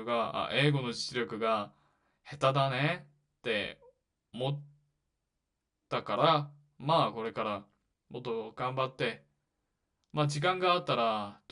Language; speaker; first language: Japanese; non-native, learner; Korean